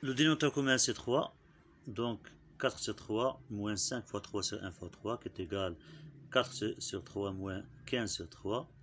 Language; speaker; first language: French; non-native, local second language; Arabic